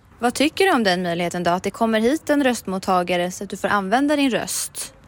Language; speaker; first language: Swedish; native; Swedish